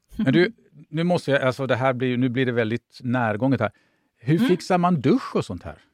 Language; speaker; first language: Swedish; native; Swedish